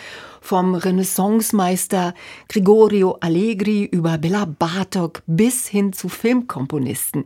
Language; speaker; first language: German; native; German